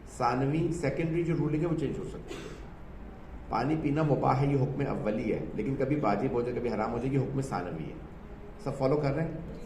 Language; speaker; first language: Urdu; native; Urdu